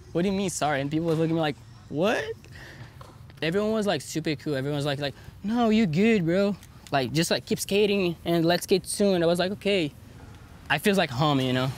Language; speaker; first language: English; non-native, learner; Portuguese